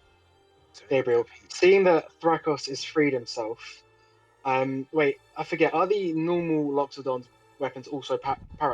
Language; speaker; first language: English; native; English